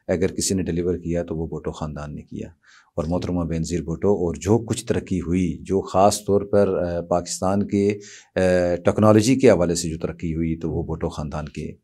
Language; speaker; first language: Urdu; non-native, local second language; Punjabi